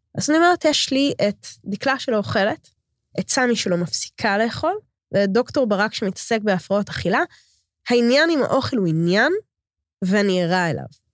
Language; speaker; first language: Hebrew; native; Hebrew